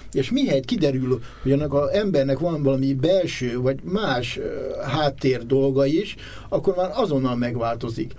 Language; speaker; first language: Hungarian; native; Hungarian